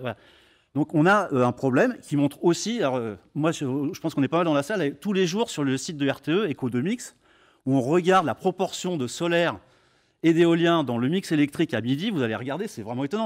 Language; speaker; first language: French; native; French